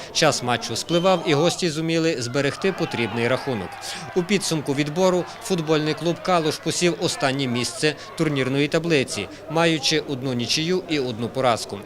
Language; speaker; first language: Ukrainian; native; Ukrainian